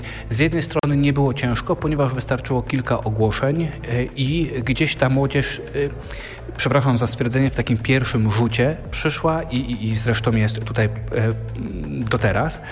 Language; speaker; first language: Polish; native; Polish